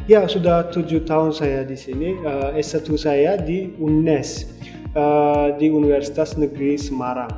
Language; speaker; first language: Indonesian; non-native, fluent; Turkmen